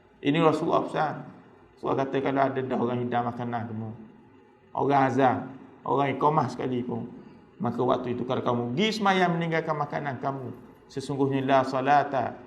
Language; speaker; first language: Malay; native; Malay